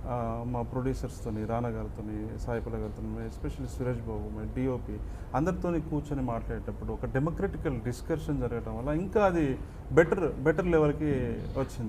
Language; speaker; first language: Telugu; native; Telugu